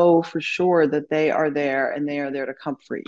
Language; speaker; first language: English; native; English